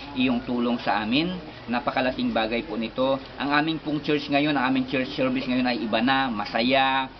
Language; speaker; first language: Filipino; non-native, local second language; Bikol